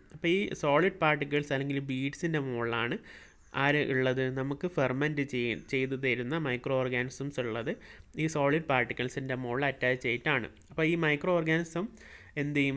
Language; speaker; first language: Malayalam; native; Malayalam